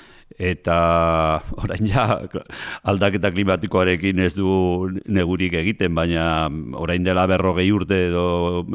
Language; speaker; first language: Basque; non-native, local second language; Spanish